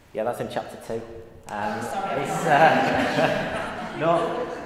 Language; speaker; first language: English; native; English